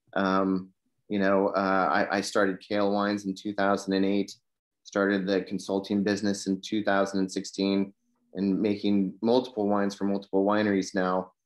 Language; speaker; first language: English; native; English